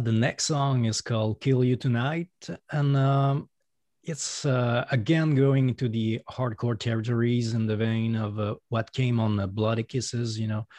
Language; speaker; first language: English; non-native, fluent; French